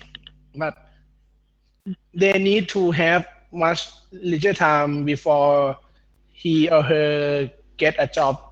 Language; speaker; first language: English; non-native, learner; Thai